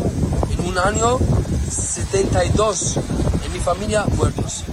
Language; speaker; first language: Spanish; non-native, learner; Arabic